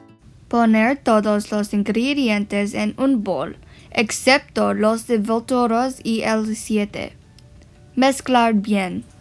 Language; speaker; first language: Spanish; non-native, learner; English